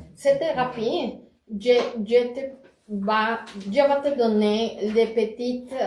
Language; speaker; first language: French; non-native, learner; Spanish